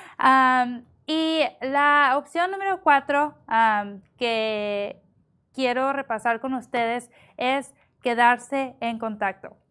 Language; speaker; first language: Spanish; early bilingual, heritage; Spanish